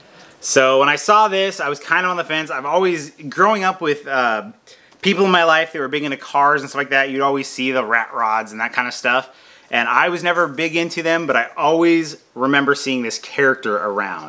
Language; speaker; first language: English; native; English